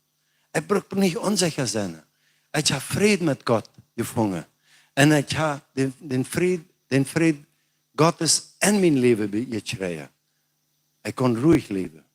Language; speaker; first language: German; non-native, learner; Plautdietsch